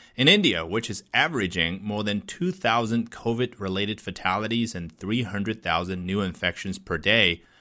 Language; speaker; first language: English; non-native, fluent; Chinese